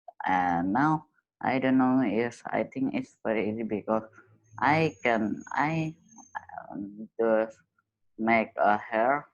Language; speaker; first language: English; non-native, learner; Indonesian